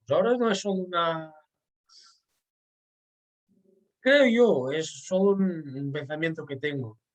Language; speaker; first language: Spanish; non-native, fluent; Portuguese